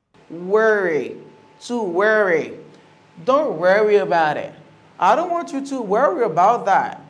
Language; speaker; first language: English; non-native, fluent; Haitian Creole